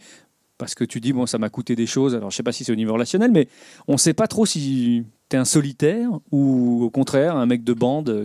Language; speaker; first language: French; native; French